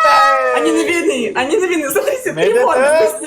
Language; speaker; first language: Russian; native; Russian